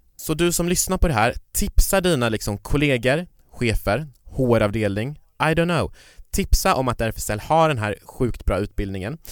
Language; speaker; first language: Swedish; native; Swedish